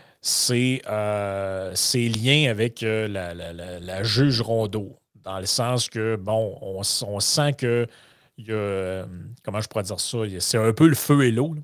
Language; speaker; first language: French; native; French